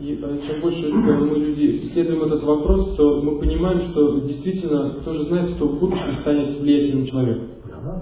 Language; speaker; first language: Russian; native; Russian